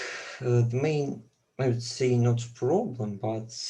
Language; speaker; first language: English; non-native, learner; Russian